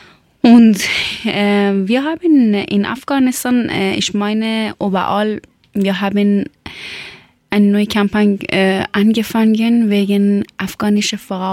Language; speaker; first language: German; non-native, learner; Persian